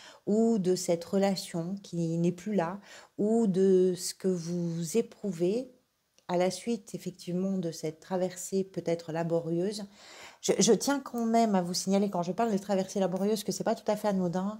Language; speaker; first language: French; native; French